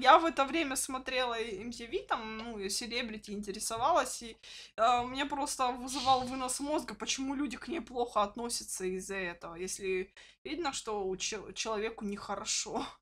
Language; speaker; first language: Russian; native; Russian